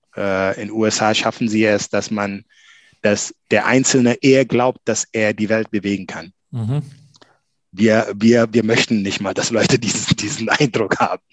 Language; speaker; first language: German; non-native, fluent; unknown